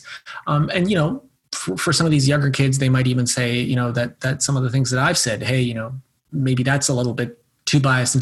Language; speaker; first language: English; non-native, fluent; Bosnian